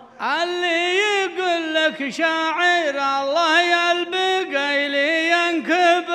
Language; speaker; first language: Arabic; native; Arabic